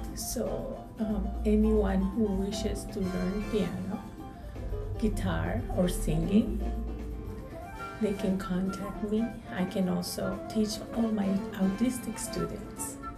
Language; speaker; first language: English; non-native, fluent; Spanish